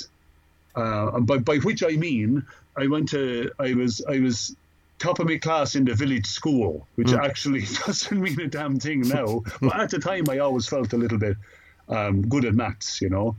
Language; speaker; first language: English; native; English